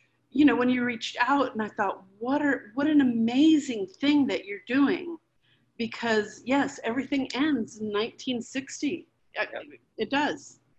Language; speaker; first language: English; early bilingual, other home language; Spanish